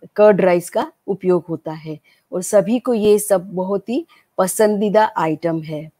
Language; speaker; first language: Hindi; non-native, local second language; Gujarati